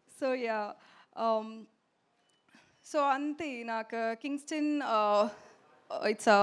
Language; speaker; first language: Telugu; non-native, local second language; Tamil